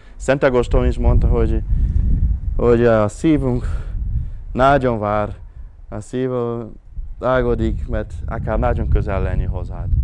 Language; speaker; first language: Hungarian; non-native, fluent; Portuguese